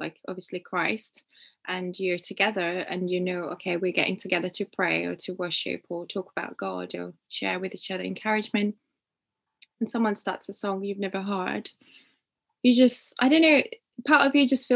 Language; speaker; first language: English; non-native, local second language; Ganda